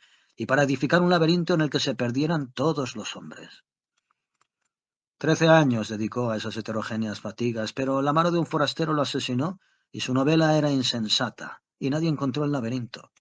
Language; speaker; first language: Spanish; native; Spanish